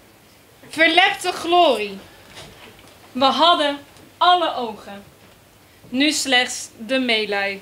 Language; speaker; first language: Dutch; native; Dutch